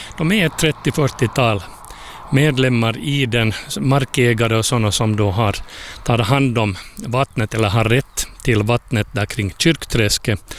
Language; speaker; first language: Swedish; native; Swedish